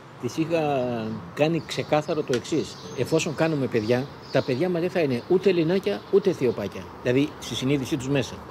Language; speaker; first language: Greek; native; Greek